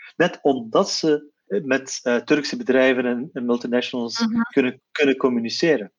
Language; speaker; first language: Dutch; non-native, local second language; Turkish